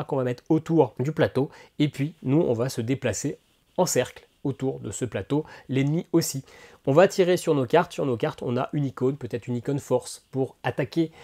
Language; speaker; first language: French; native; French